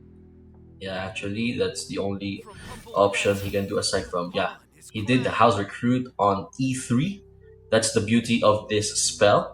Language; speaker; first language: English; non-native, local second language; Filipino